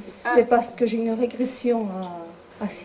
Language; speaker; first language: French; native; French